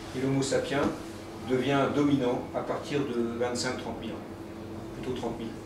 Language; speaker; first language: French; native; French